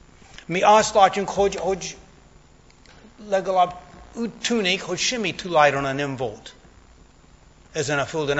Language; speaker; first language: Hungarian; non-native, fluent; English